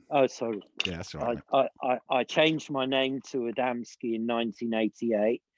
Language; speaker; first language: English; native; English